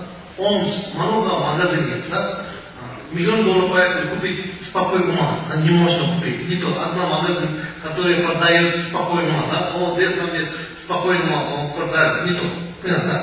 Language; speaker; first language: Russian; non-native, learner; Tibetan